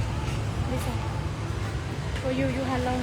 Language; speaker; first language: English; non-native, learner; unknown